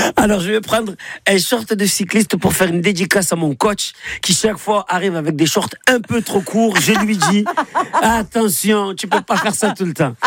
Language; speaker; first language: French; native; French